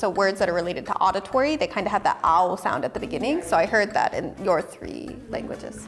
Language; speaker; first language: English; native; English